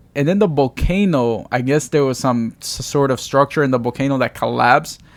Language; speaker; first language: English; early bilingual, other home language; Spanish